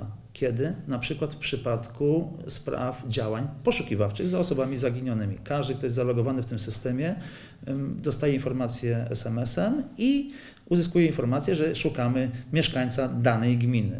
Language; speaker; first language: Polish; native; Polish